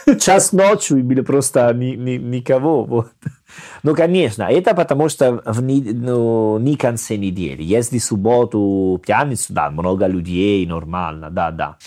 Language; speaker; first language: Russian; non-native, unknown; Italian